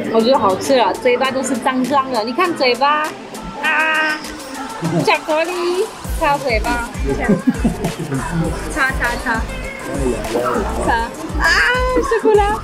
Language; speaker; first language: Chinese; native; Chinese